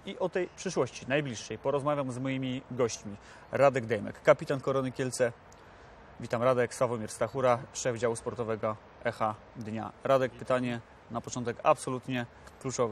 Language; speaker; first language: Polish; native; Polish